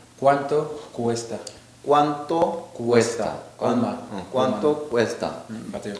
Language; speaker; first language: Spanish; non-native, learner; Korean